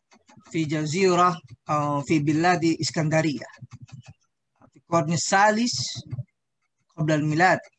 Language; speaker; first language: Arabic; non-native, learner; Indonesian